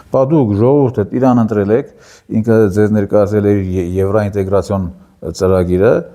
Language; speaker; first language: Armenian; native; Armenian